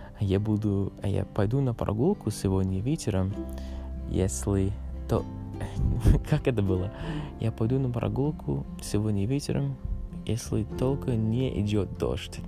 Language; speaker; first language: Russian; non-native, learner; English